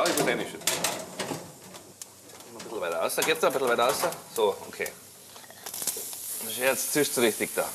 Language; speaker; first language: German; native; German